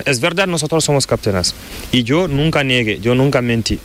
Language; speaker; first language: Spanish; non-native, learner; Fula